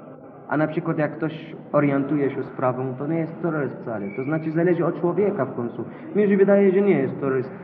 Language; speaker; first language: Polish; non-native, learner; Arabic